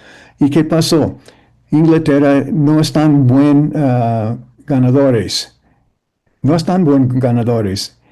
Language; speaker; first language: Spanish; early bilingual, heritage; English